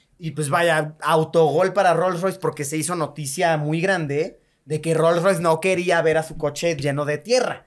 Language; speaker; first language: Spanish; native; Spanish